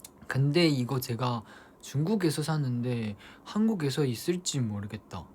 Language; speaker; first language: Korean; non-native, fluent; Chinese